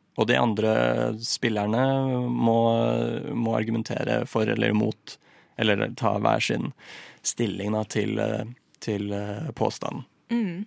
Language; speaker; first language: Norwegian; native; Norwegian